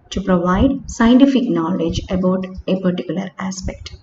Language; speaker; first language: English; non-native, local second language; Malayalam